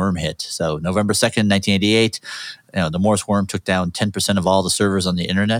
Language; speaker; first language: English; native; English